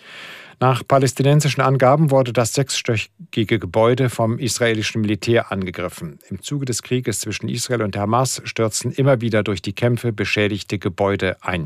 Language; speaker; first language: German; native; German